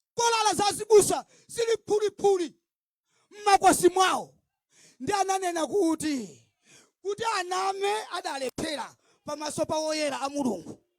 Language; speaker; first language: Nyanja; non-native, local second language; Tumbuka